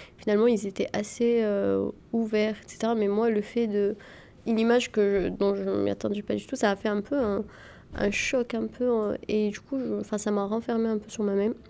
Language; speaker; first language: French; early bilingual, other home language; Arabic